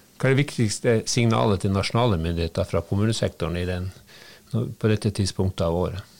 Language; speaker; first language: Norwegian; native; Norwegian